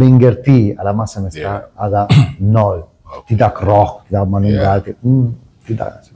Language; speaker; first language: Indonesian; non-native, learner; Italian